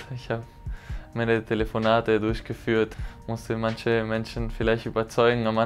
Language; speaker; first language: German; non-native, fluent; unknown